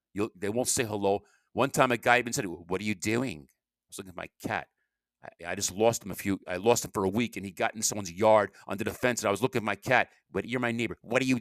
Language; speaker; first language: English; native; English